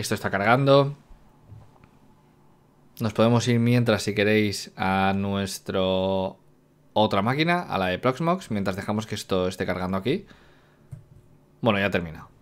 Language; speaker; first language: Spanish; native; Spanish